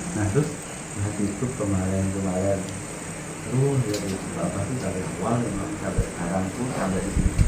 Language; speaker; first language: Indonesian; non-native, local second language; Javanese